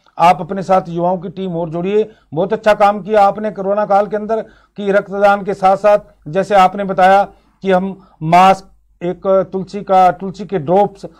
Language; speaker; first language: Hindi; native; Hindi